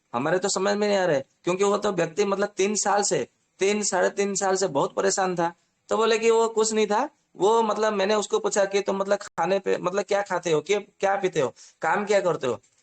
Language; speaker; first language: Hindi; non-native, local second language; Odia